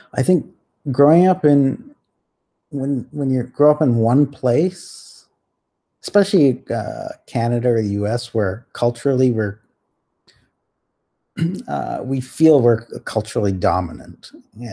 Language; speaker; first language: English; native; English